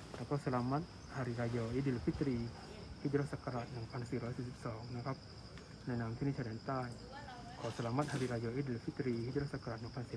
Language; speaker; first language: Thai; non-native, local second language; Malay